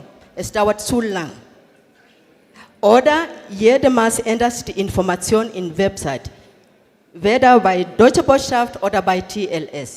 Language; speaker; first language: German; non-native, fluent; Swahili